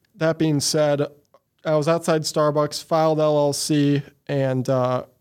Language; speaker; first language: English; native; English